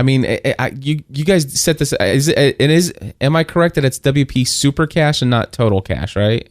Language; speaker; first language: English; native; English